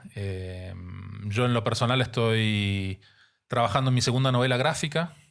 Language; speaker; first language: Spanish; native; Spanish